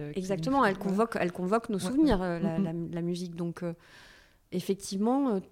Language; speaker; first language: French; native; French